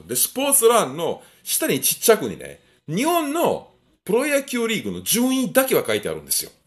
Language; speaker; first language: Japanese; non-native, fluent; Italian